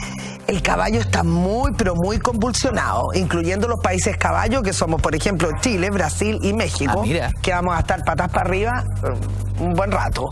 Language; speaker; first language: Spanish; native; Spanish